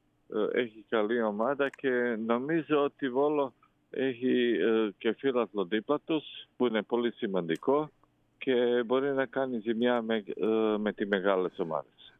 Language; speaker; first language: Greek; non-native, fluent; Croatian